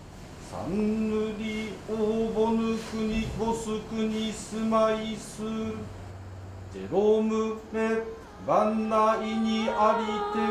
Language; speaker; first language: Japanese; native; Japanese